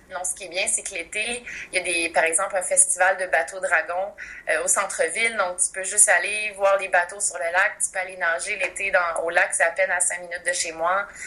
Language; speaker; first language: French; native; French